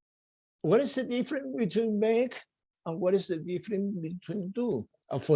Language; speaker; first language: English; non-native, fluent; Spanish